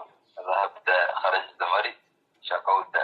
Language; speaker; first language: Arabic; non-native, fluent; Tamil